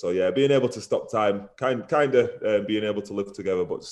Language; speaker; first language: English; native; English